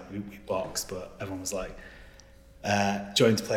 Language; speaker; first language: English; native; English